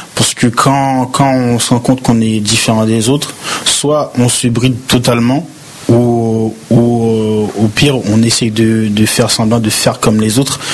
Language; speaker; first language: French; early bilingual, other home language; Haitian Creole